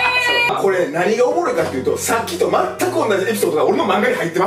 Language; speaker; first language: Japanese; early bilingual, other home language; French